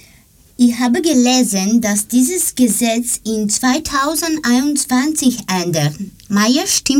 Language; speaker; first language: German; non-native, learner; Greek